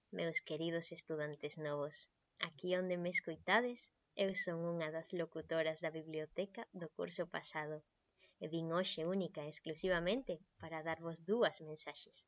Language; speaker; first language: Galician; non-native, local second language; Spanish